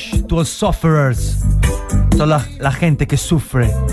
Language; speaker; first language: Spanish; native; Spanish